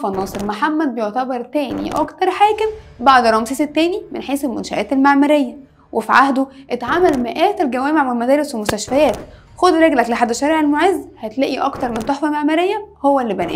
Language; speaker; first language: Arabic; native; Arabic